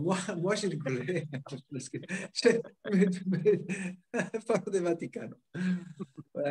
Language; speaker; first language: French; non-native, fluent; Italian